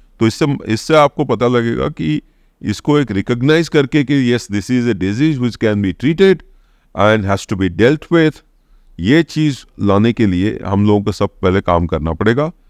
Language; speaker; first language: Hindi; non-native, local second language; Odia